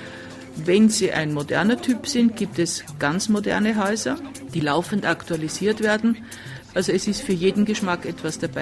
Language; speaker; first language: German; native; German